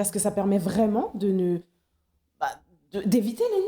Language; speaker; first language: French; non-native, local second language; Haitian Creole